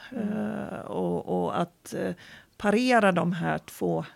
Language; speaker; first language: Swedish; non-native, fluent; Arabic